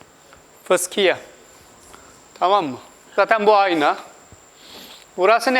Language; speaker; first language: Turkish; non-native, fluent; Urdu